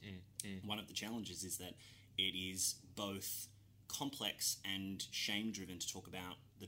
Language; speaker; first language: English; native; English